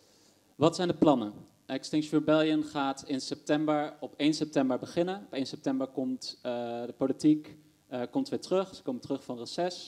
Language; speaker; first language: Dutch; native; Dutch